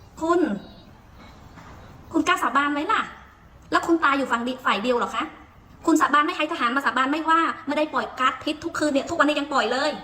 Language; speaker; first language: Thai; non-native, fluent; Khmer